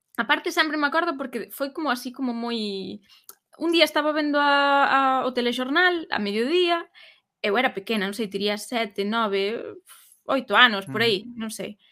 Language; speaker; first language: Galician; native; Galician